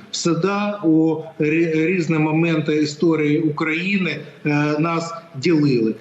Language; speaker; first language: Ukrainian; non-native, local second language; Russian